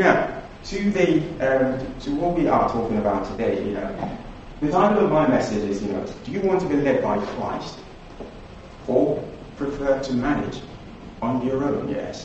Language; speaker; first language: English; non-native, local second language; Yoruba